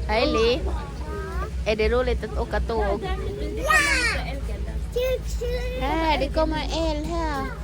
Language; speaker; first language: Swedish; non-native, learner; Cebuano